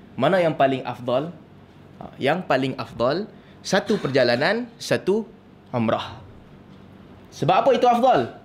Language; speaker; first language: Malay; native; Malay